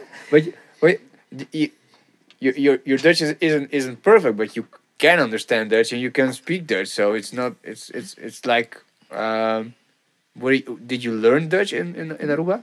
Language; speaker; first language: English; non-native, fluent; Dutch